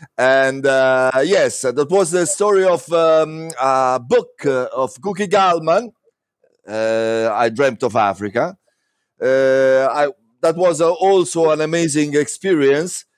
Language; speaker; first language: English; non-native, learner; Italian